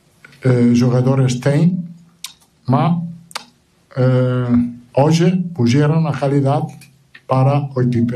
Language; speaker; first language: Portuguese; non-native, learner; Italian